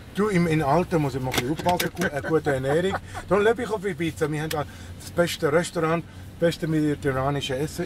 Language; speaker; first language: German; early bilingual, heritage; Spanish